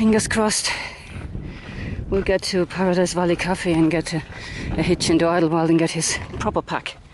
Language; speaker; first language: English; native; English